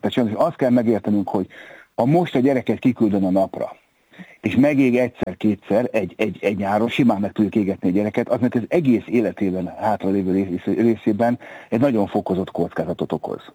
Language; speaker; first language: Hungarian; native; Hungarian